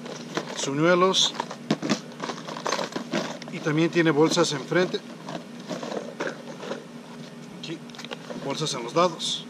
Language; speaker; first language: Spanish; early bilingual, heritage; Spanish